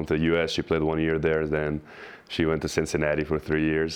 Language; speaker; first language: English; non-native, fluent; Arabic